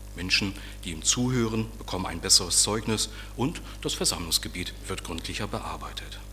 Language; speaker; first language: German; native; German